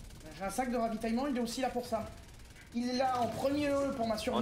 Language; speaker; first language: French; native; French